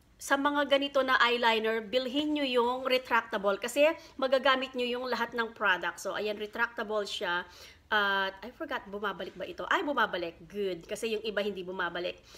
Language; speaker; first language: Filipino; non-native, local second language; Pampanga